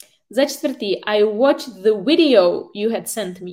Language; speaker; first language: English; non-native, fluent; Czech